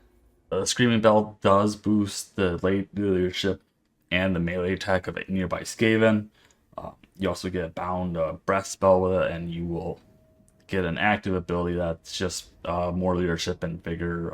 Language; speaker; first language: English; native; English